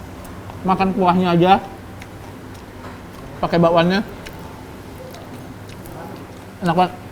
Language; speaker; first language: Indonesian; native; Indonesian